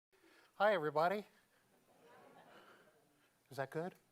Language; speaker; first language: English; native; English